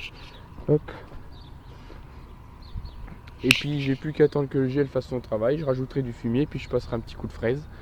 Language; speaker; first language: French; native; French